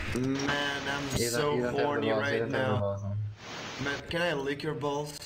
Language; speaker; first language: English; non-native, learner; Portuguese